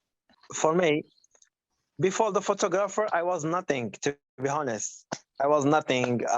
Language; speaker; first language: English; non-native, learner; Arabic